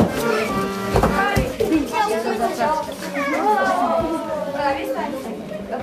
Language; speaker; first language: Russian; native; Russian